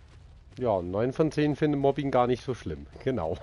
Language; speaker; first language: German; native; German